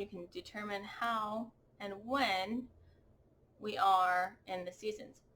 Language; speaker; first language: English; native; English